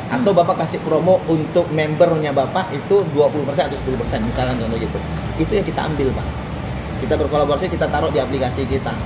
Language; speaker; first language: Indonesian; native; Indonesian